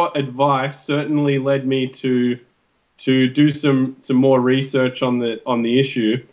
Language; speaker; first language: English; native; English